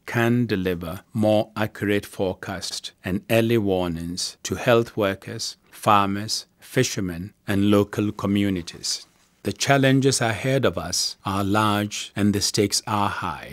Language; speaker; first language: English; non-native, local second language; Akan